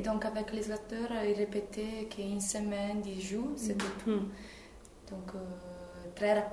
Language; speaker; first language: French; non-native, fluent; Italian